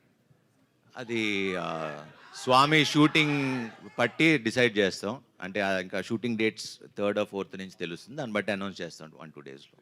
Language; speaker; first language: Telugu; native; Telugu